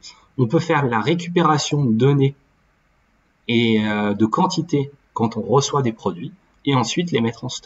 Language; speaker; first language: French; native; French